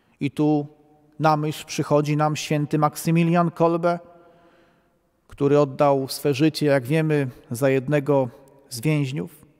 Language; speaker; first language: Polish; native; Polish